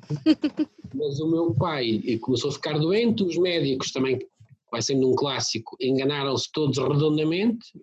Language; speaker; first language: Portuguese; native; Portuguese